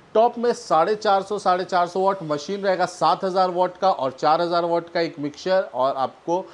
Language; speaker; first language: Hindi; native; Hindi